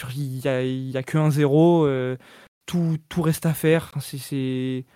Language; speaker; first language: French; native; French